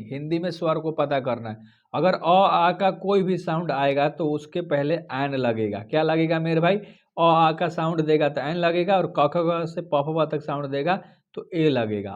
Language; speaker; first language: Hindi; native; Hindi